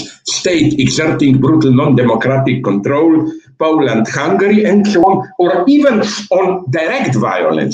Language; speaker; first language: English; non-native, fluent; Slovenian